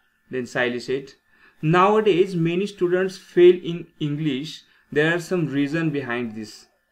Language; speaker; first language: English; non-native, local second language; Marathi